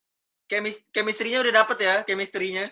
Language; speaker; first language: Indonesian; native; Indonesian